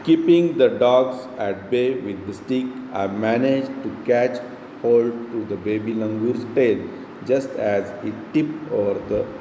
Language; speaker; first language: English; non-native, local second language; Marathi